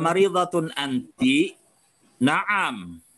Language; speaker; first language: Arabic; non-native, fluent; Indonesian